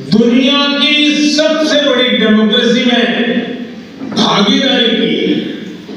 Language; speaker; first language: Hindi; native; Hindi